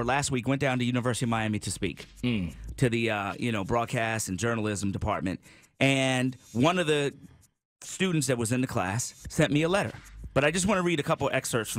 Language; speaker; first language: English; native; English